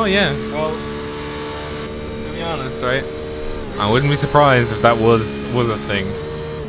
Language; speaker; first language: English; native; English